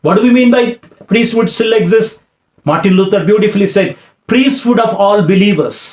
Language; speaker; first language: English; non-native, local second language; Tamil